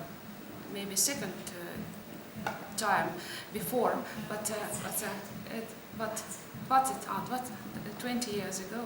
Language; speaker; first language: English; non-native, learner; Estonian